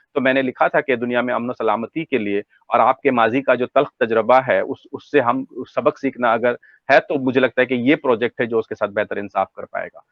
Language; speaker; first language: Urdu; native; Urdu